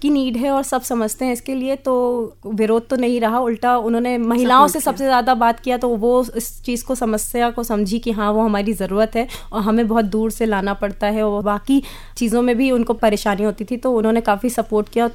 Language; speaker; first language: Hindi; native; Hindi